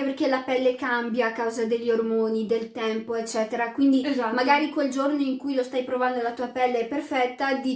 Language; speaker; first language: Italian; early bilingual, other home language; Arabic